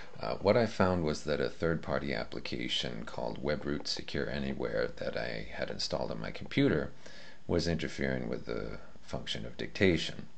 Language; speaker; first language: English; native; English